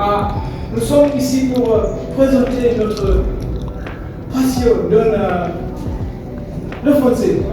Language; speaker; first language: French; non-native, learner; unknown